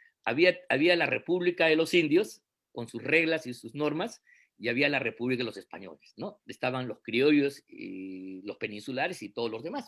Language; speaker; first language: Spanish; native; Spanish